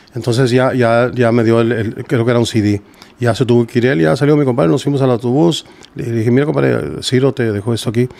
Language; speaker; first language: Spanish; early bilingual, heritage; Spanish